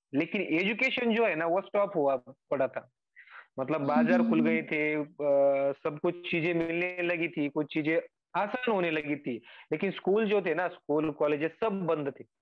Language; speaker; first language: Hindi; non-native, local second language; Marathi